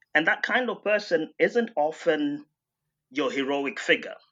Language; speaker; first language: English; non-native, local second language; Shona